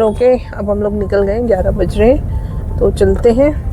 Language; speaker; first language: Hindi; native; Hindi